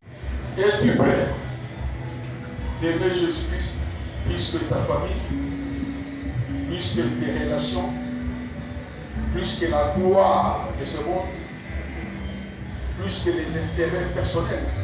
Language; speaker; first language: French; non-native, local second language; Lingala